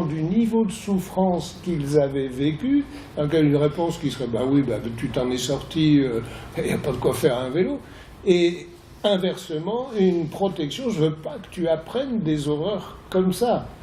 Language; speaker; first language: French; native; French